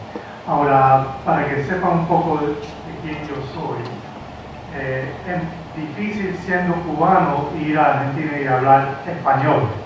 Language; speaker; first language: Spanish; early bilingual, heritage; Spanish